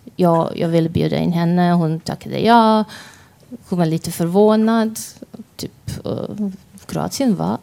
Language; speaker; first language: Swedish; non-native, fluent; Croatian